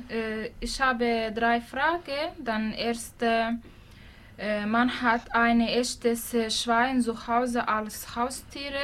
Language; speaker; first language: German; non-native, learner; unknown